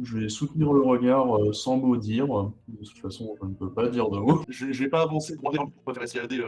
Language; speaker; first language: French; native; French